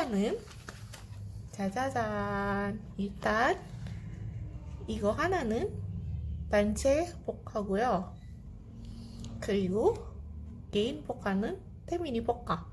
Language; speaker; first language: Korean; non-native, fluent; Indonesian